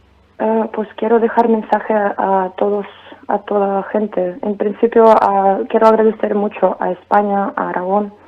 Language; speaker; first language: Spanish; non-native, fluent; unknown